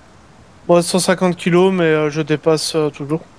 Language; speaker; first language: French; native; French